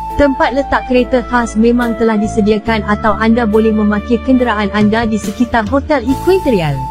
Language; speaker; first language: Malay; native; Malay